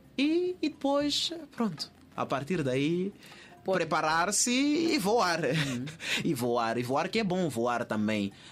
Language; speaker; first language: Portuguese; native; Portuguese